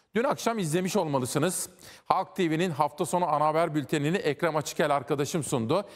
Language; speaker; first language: Turkish; native; Turkish